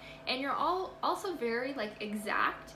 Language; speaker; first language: English; native; English